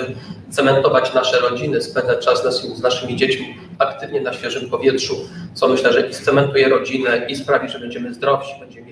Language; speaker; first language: Polish; native; Polish